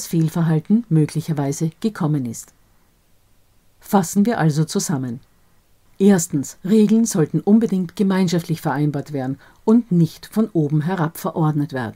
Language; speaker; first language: German; native; German